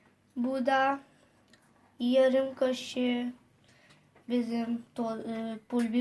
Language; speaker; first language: Turkish; non-native, learner; Urdu